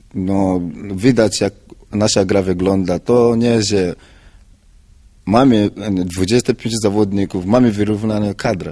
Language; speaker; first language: Polish; non-native, learner; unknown